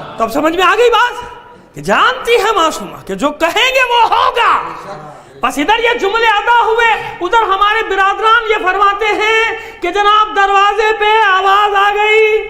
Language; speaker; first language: Urdu; native; Urdu